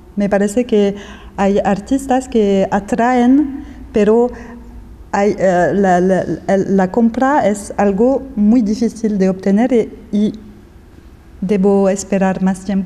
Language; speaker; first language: Spanish; non-native, fluent; French